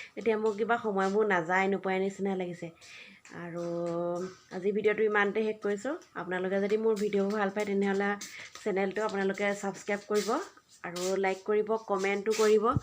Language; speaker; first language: Assamese; native; Assamese